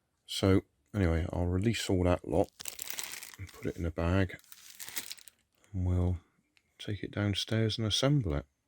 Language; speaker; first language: English; native; English